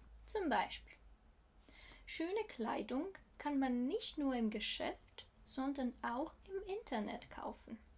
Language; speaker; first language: German; non-native, fluent; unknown